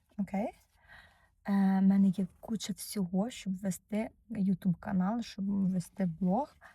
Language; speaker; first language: Ukrainian; non-native, learner; Russian